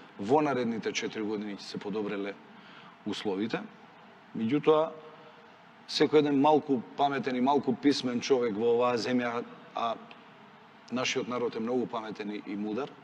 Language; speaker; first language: Macedonian; non-native, local second language; Albanian